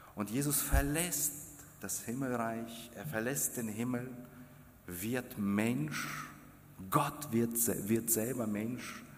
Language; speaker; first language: German; non-native, fluent; Russian